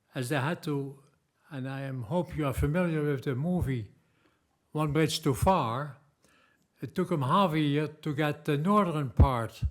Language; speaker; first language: English; non-native, fluent; Dutch